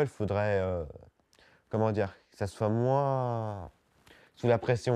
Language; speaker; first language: French; native; French